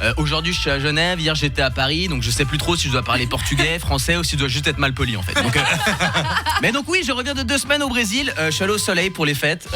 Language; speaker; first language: French; early bilingual, other home language; Portuguese